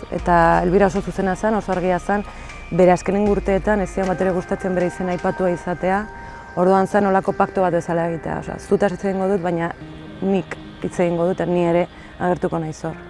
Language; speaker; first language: Basque; native; Basque